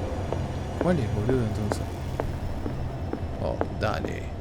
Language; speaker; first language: Spanish; native; Spanish